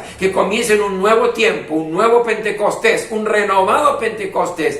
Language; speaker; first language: Spanish; native; Spanish